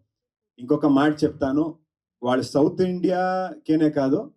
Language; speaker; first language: Telugu; non-native, learner; Kannada